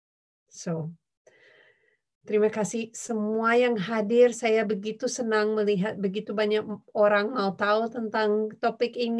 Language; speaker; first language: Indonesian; non-native, fluent; English